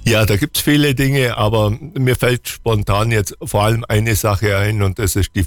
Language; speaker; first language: German; native; German